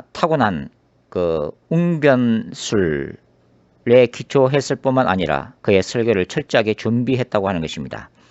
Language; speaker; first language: Korean; native; Korean